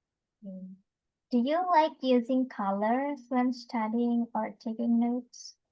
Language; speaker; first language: English; non-native, fluent; Indonesian